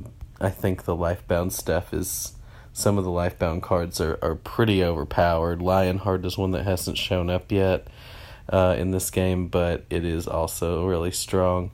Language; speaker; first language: English; native; English